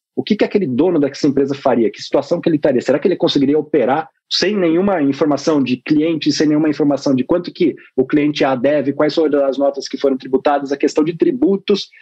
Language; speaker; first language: Portuguese; native; Portuguese